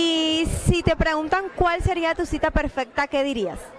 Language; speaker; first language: Spanish; native; Spanish